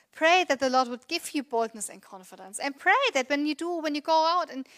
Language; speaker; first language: English; non-native, fluent; German